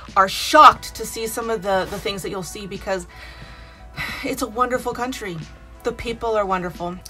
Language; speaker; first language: English; native; English